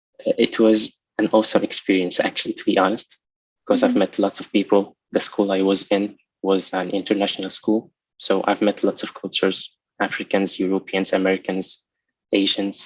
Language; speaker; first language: English; non-native, local second language; Arabic